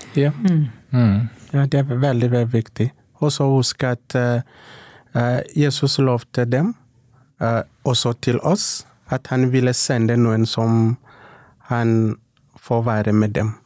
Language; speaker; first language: Norwegian; non-native, local second language; Swahili